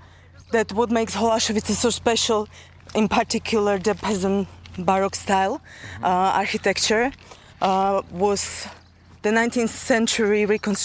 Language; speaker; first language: English; non-native, fluent; Slovak